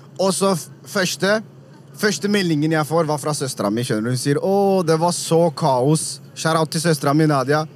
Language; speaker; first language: Norwegian; early bilingual, other home language; Urdu